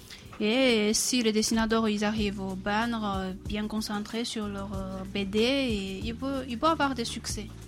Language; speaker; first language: French; non-native, fluent; Chinese